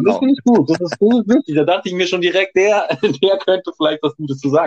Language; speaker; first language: German; native; German